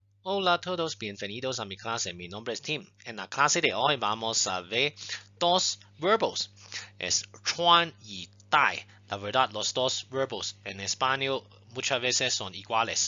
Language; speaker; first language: Spanish; non-native, fluent; Chinese